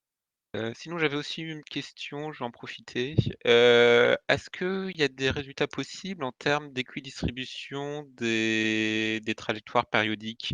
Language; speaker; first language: French; native; French